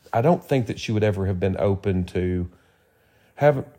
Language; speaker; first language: English; native; English